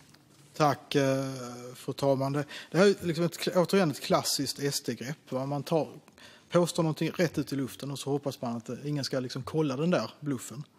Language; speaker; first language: Swedish; native; Swedish